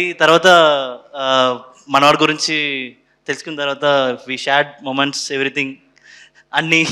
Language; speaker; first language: Telugu; non-native, local second language; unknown